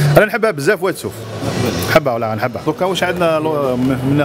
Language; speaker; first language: Arabic; native; Arabic